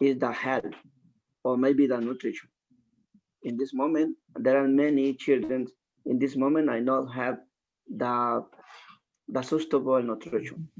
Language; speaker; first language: English; non-native, learner; Spanish